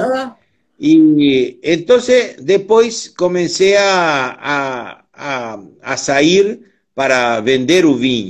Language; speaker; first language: Portuguese; non-native, learner; Spanish